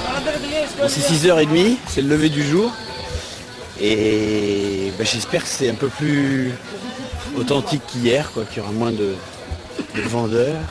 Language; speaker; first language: French; native; French